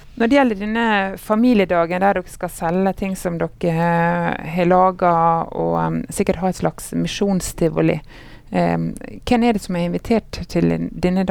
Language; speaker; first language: Norwegian; native; Norwegian